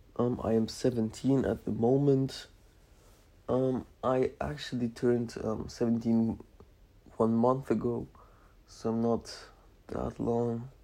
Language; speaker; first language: English; non-native, fluent; Polish